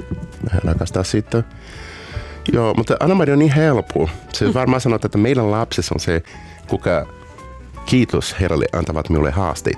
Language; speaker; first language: Finnish; non-native, fluent; Portuguese